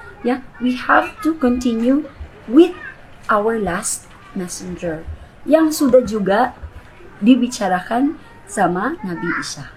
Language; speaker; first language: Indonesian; non-native, fluent; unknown